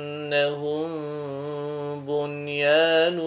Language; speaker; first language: Arabic; native; Arabic